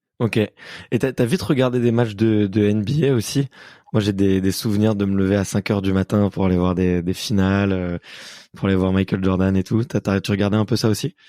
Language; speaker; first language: French; native; French